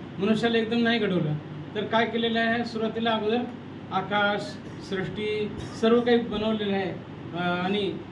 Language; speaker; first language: Marathi; native; Marathi